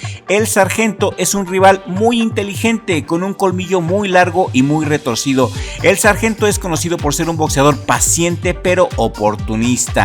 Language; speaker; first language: Spanish; native; Spanish